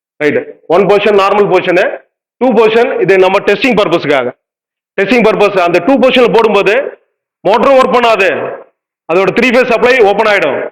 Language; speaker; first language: Tamil; native; Tamil